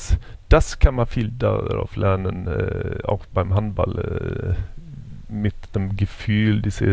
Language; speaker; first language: German; non-native, fluent; Swedish